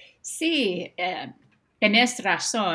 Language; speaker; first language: Spanish; non-native, fluent; English